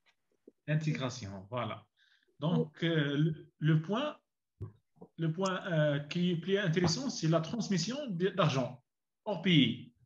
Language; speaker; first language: French; non-native, learner; Arabic